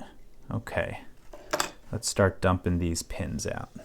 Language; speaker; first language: English; native; English